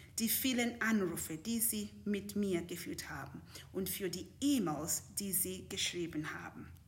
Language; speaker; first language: German; non-native, fluent; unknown